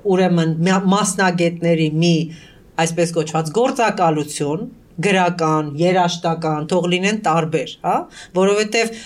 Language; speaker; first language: Armenian; early bilingual, heritage; Armenian